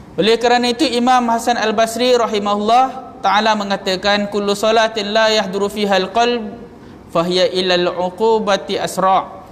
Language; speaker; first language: Malay; native; Malay